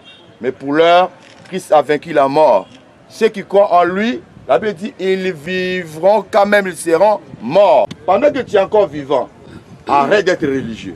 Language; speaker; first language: French; non-native, local second language; Lingala